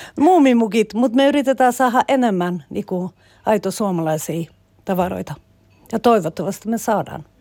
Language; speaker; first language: Finnish; early bilingual, heritage; Finnish